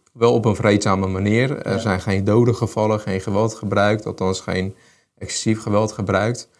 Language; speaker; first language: Dutch; early bilingual, other home language; Armenian